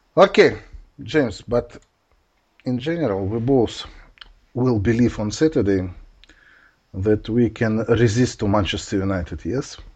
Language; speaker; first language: English; non-native, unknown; Russian